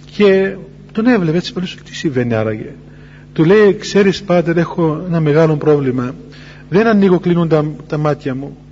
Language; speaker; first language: Greek; native; Greek